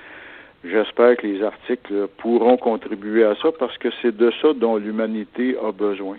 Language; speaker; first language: French; native; French